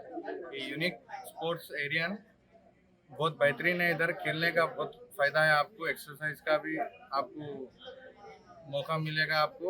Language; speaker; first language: Hindi; non-native, local second language; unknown